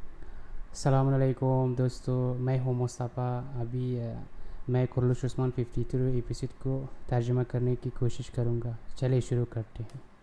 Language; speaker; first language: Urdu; non-native, local second language; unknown